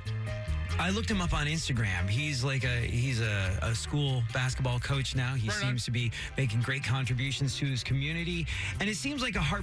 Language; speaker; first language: English; native; English